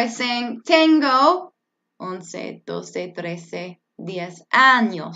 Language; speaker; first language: Spanish; non-native, learner; English